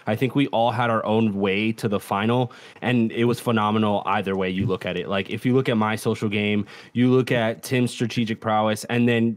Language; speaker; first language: English; native; English